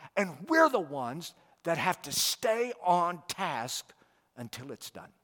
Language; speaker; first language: English; native; English